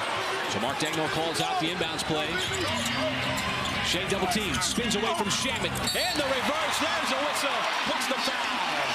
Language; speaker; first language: English; native; English